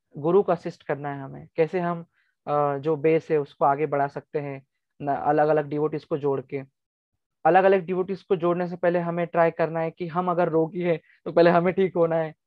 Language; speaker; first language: Hindi; non-native, local second language; Gujarati